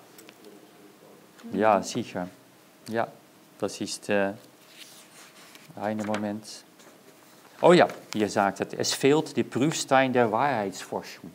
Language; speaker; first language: German; non-native, learner; Dutch